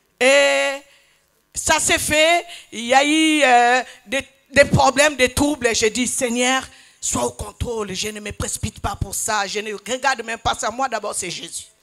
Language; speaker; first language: French; non-native, local second language; Lingala